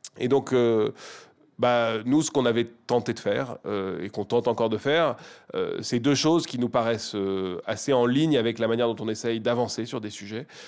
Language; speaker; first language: French; native; French